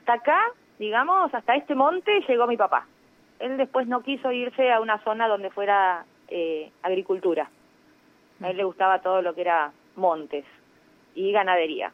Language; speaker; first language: Spanish; native; Spanish